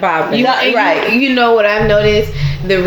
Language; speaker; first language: English; native; English